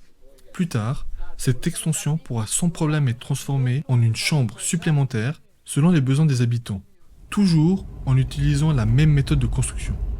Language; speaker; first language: French; native; French